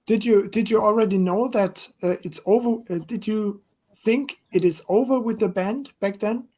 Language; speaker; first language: English; non-native, fluent; German